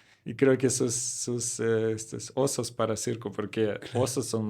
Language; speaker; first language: Spanish; non-native, learner; Russian